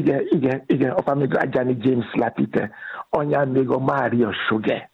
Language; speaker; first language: Hungarian; non-native, fluent; Yoruba